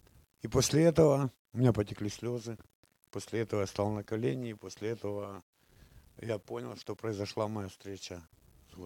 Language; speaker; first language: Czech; non-native, learner; Russian